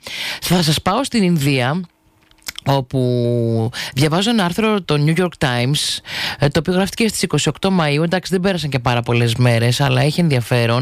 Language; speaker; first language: Greek; native; Greek